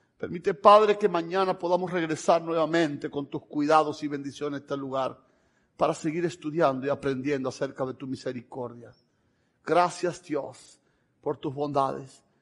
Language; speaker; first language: Spanish; native; Spanish